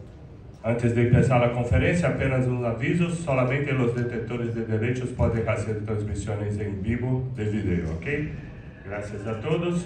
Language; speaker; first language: Spanish; non-native, fluent; Portuguese